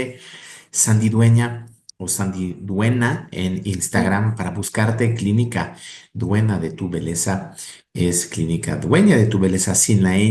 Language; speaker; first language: Spanish; native; Spanish